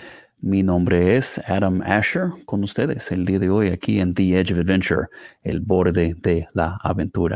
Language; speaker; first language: Spanish; non-native, fluent; English